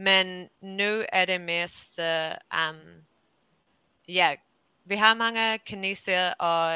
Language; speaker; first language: Danish; early bilingual, heritage; English